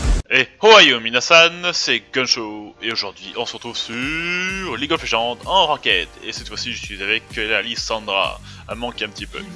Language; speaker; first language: French; native; French